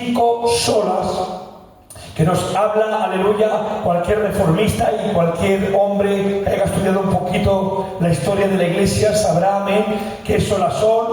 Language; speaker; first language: Spanish; native; Spanish